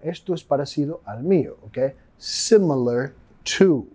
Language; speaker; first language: Spanish; non-native, fluent; English